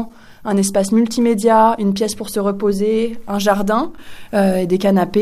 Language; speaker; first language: French; native; French